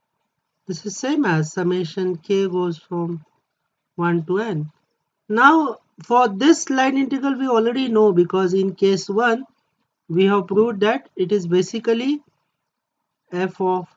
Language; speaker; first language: English; non-native, local second language; Marathi